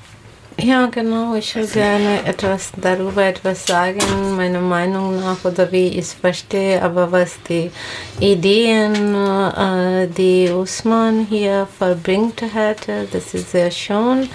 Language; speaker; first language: German; non-native, learner; Bangla